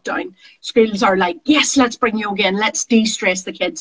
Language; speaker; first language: English; native; English